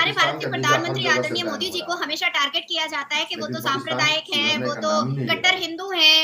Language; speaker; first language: Hindi; native; Hindi